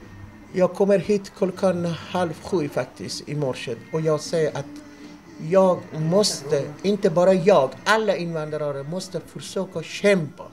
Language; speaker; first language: Swedish; non-native, learner; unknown